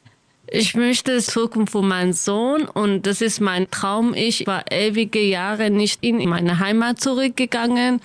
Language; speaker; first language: German; non-native, learner; Kurdish